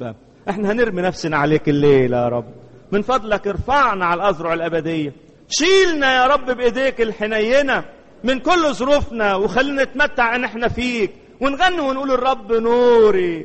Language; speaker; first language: Arabic; native; Arabic